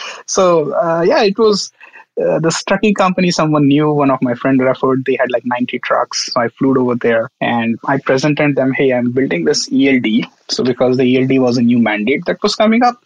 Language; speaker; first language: English; non-native, local second language; Marathi